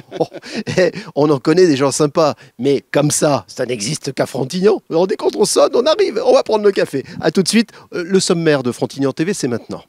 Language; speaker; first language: French; native; French